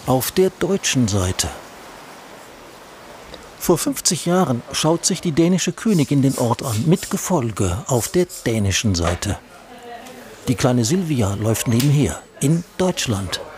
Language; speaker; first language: German; native; German